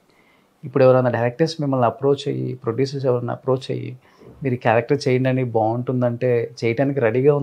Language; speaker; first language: Telugu; native; Telugu